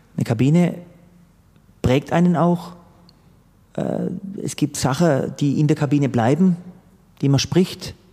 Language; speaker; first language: German; early bilingual, other home language; Croatian